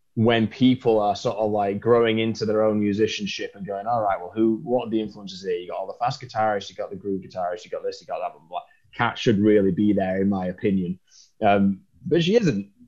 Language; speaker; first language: English; native; English